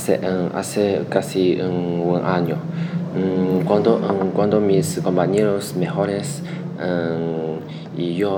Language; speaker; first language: Spanish; non-native, learner; Chinese